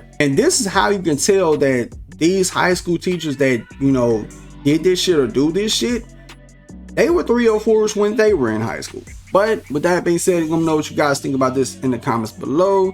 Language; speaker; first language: English; native; English